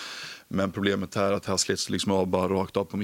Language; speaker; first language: Swedish; native; Swedish